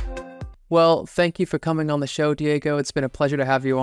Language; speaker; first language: English; native; English